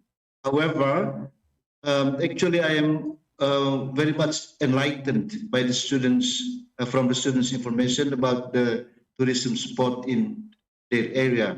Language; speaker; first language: English; non-native, fluent; Indonesian